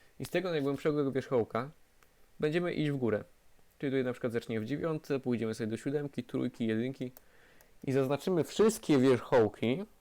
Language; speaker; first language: Polish; native; Polish